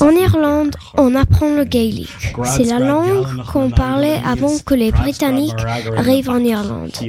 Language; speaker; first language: French; non-native, learner; English